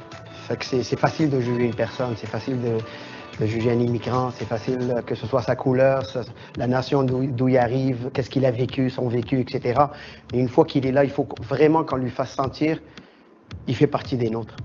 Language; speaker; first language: French; non-native, local second language; Arabic